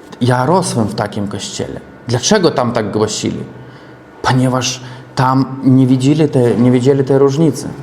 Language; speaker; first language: Polish; non-native, learner; Russian